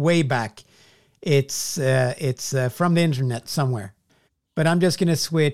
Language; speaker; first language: English; non-native, fluent; Swedish